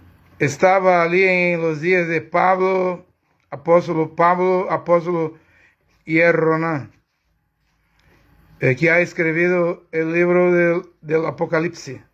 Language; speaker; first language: Spanish; non-native, learner; Portuguese